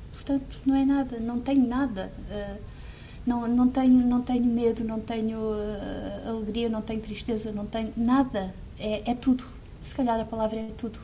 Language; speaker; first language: Portuguese; early bilingual, heritage; Portuguese